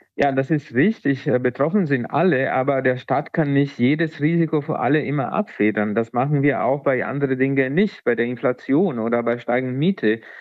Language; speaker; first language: German; non-native, fluent; Italian